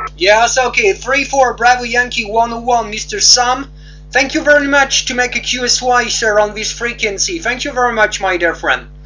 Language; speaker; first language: English; non-native, learner; French